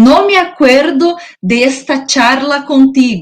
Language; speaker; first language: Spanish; non-native, learner; Portuguese